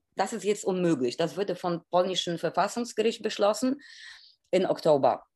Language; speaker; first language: German; non-native, fluent; Polish